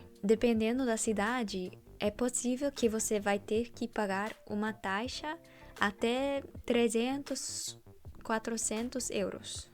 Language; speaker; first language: Portuguese; non-native, fluent; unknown